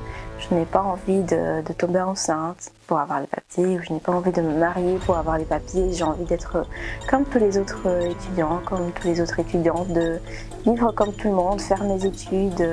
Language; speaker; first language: French; early bilingual, other home language; Portuguese